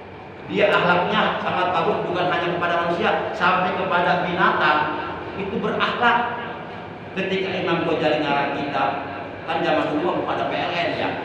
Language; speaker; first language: Indonesian; non-native, local second language; Javanese